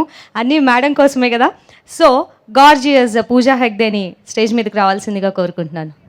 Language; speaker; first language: Telugu; native; Telugu